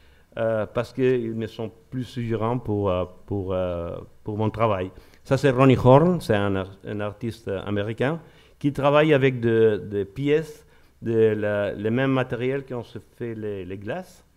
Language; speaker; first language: French; non-native, learner; Spanish